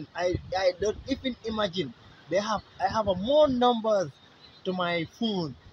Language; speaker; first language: English; non-native, learner; Wolof